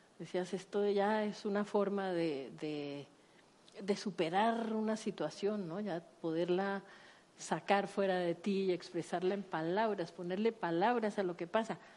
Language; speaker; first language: Spanish; native; Spanish